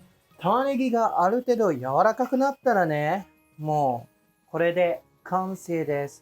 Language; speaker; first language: Japanese; non-native, fluent; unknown